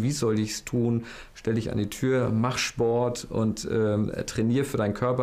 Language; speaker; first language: German; native; German